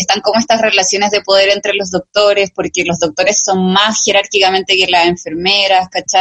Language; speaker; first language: Spanish; native; Spanish